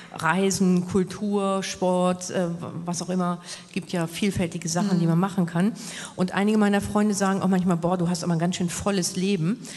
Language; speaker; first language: German; native; German